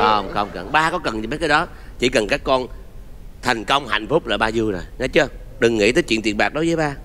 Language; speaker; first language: Vietnamese; native; Vietnamese